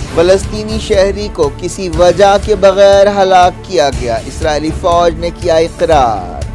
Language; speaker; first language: Urdu; native; Urdu